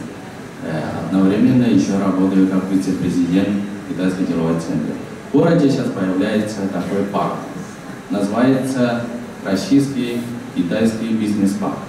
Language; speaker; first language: Russian; non-native, fluent; Chinese